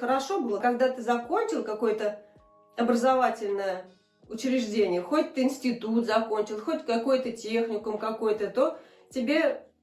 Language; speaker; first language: Russian; native; Russian